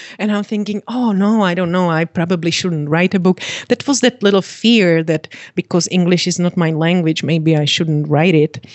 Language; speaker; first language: English; non-native, fluent; Czech